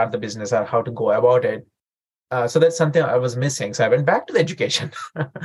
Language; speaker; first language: English; non-native, local second language; Telugu